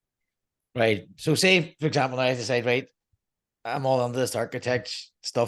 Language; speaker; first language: English; native; English